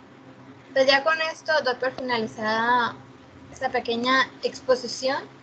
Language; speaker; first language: Spanish; native; Spanish